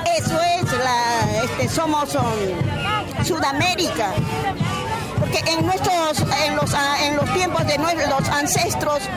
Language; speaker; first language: Spanish; non-native, local second language; Aymara